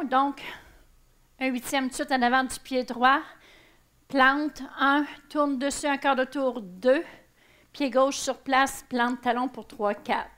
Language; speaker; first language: French; native; French